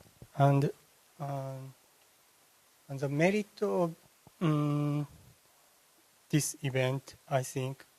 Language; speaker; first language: English; non-native, learner; Japanese